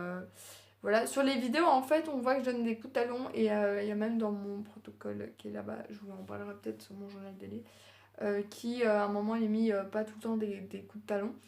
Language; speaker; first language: French; native; French